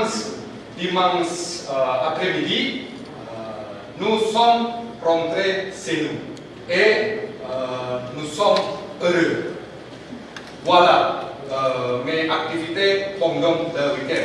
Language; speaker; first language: French; non-native, learner; Indonesian